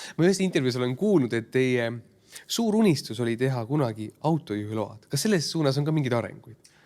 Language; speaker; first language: Estonian; native; Estonian